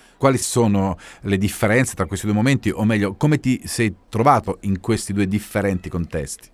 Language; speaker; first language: Italian; native; Italian